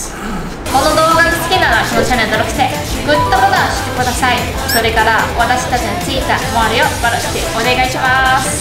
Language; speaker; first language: Japanese; non-native, learner; Chinese